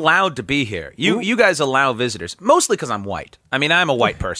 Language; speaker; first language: English; native; English